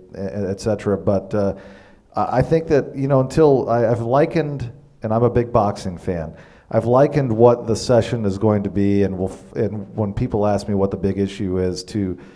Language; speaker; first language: English; native; English